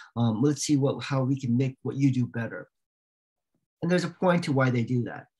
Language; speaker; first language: English; native; English